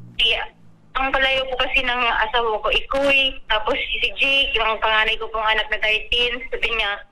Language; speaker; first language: Filipino; non-native, local second language; Bikol